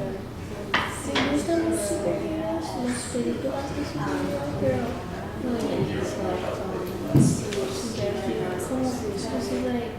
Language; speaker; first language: Spanish; non-native, learner; English